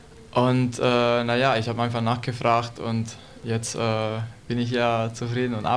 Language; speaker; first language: German; non-native, learner; Italian